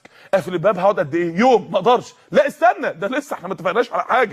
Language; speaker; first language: Arabic; native; Arabic